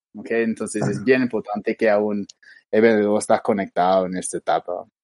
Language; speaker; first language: Spanish; non-native, fluent; English